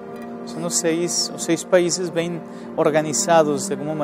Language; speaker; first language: Portuguese; non-native, fluent; Spanish